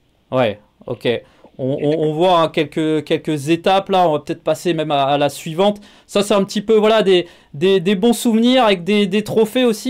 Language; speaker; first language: French; native; French